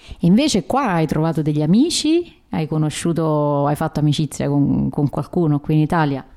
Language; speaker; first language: Italian; native; Italian